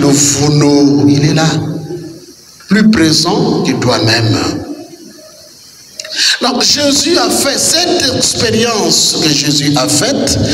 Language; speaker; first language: French; non-native, local second language; Kituba (Democratic Republic of Congo)